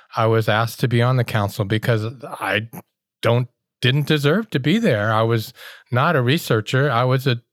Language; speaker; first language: English; native; English